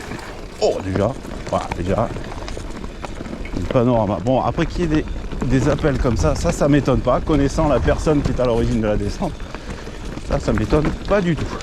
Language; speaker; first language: French; native; French